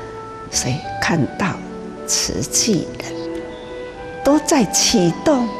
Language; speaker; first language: Chinese; non-native, local second language; Min Nan Chinese